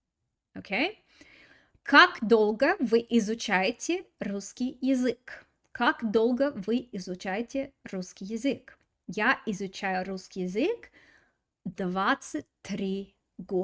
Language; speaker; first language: Russian; non-native, fluent; English